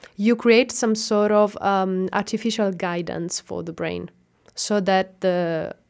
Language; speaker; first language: English; non-native, fluent; Italian